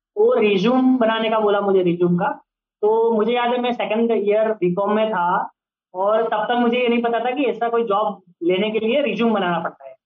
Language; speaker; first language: Hindi; early bilingual, other home language; Nepali